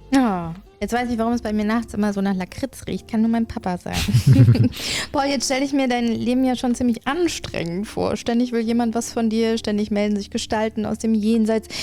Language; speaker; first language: German; native; German